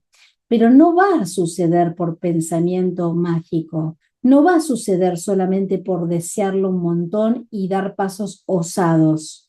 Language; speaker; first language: Spanish; native; Spanish